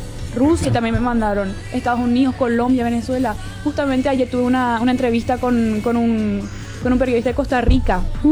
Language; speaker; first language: Spanish; non-native, fluent; German